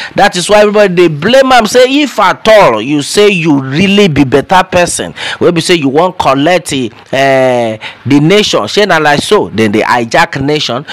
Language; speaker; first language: Nigerian Pidgin; non-native, local second language; Yoruba